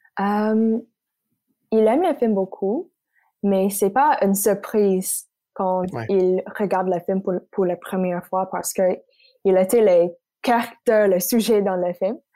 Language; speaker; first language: French; non-native, local second language; English